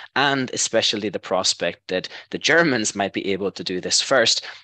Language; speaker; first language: English; native; English